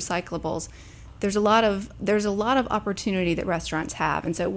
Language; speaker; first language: English; native; English